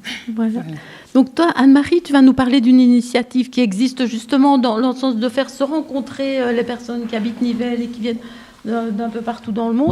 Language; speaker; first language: French; native; French